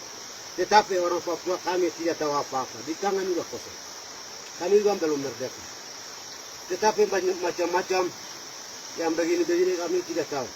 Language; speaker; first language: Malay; non-native, local second language; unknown